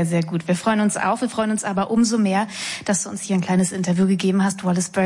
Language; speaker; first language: German; native; German